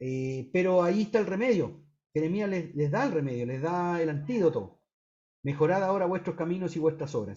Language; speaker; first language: Spanish; native; Spanish